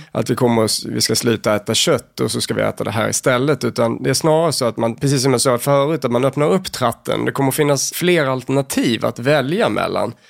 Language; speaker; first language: Swedish; native; Swedish